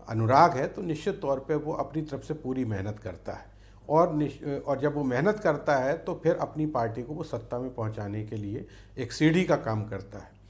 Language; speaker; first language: Hindi; native; Hindi